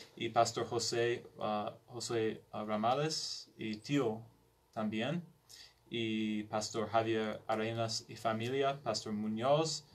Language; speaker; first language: Spanish; non-native, learner; English